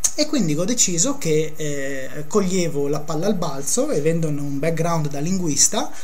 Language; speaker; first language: Italian; non-native, local second language; Venetian